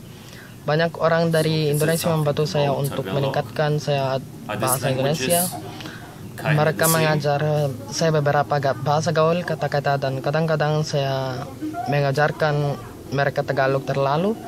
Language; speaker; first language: Indonesian; non-native, learner; Filipino